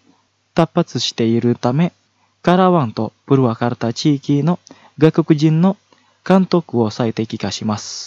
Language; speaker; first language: Japanese; non-native, fluent; Indonesian